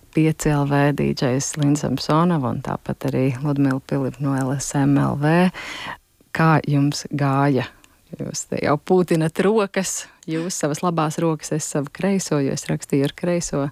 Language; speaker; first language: Latvian; native; Latvian